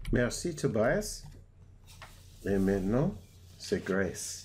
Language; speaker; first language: French; non-native, fluent; English